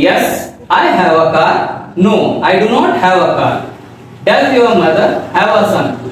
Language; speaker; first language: English; non-native, local second language; Hindi